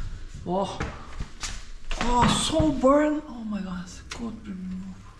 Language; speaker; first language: English; non-native, learner; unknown